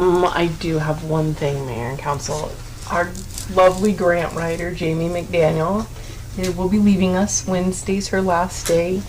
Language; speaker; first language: English; native; English